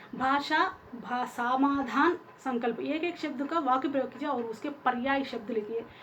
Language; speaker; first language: Hindi; non-native, local second language; Telugu